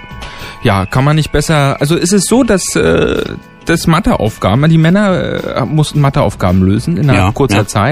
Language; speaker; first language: German; native; German